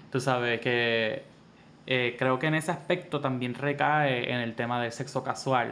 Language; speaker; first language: Spanish; native; Spanish